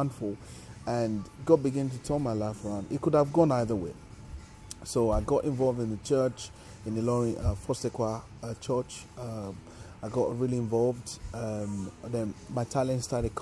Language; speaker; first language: English; non-native, local second language; Yoruba